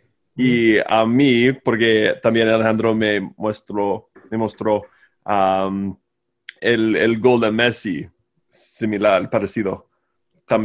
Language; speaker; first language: Spanish; non-native, fluent; English